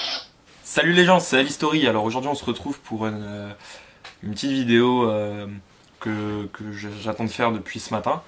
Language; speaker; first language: French; native; French